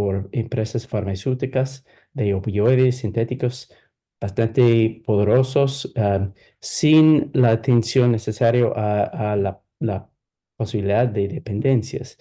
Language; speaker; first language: Spanish; non-native, fluent; English